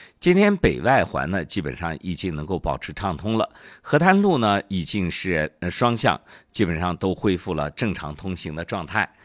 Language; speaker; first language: Chinese; native; Chinese